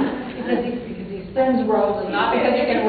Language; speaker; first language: English; native; English